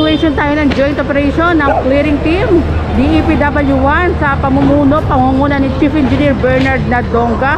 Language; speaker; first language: Filipino; native; Filipino